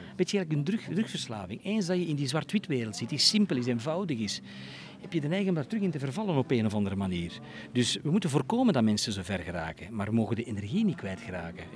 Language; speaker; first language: Dutch; native; Dutch